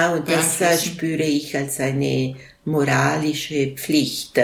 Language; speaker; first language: German; non-native, local second language; Italian